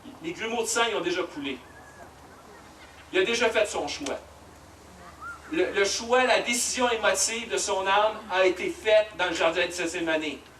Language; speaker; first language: French; native; French